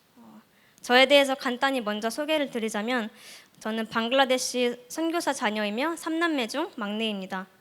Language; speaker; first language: Korean; early bilingual, heritage; Korean